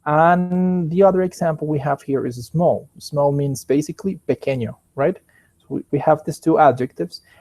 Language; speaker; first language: English; non-native, fluent; Spanish